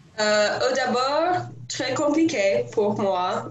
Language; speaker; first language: French; non-native, learner; English